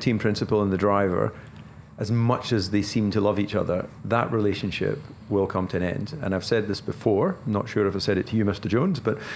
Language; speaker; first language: English; native; English